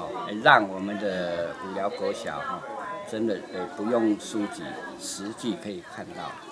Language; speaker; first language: Chinese; native; Chinese